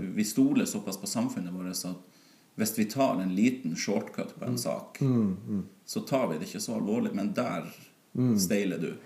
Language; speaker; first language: Norwegian; native; Norwegian